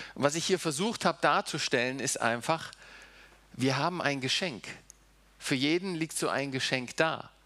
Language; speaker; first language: German; early bilingual, heritage; German